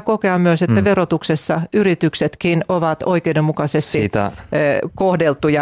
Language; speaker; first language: Finnish; native; Finnish